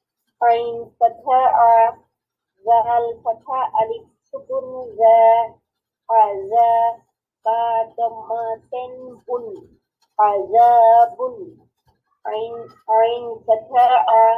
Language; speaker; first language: Arabic; non-native, learner; Bangla